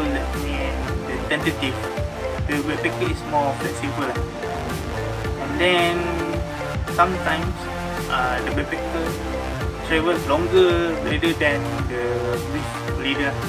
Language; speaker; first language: English; non-native, learner; Malay